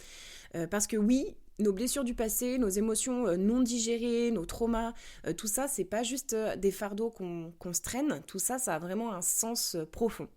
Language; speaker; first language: French; native; French